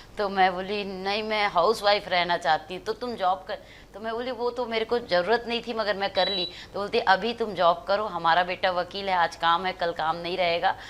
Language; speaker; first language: Hindi; native; Hindi